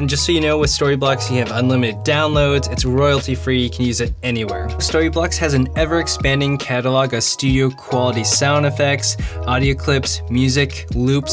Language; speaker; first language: English; native; English